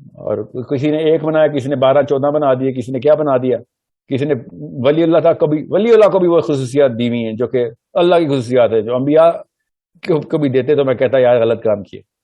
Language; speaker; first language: Urdu; early bilingual, heritage; Urdu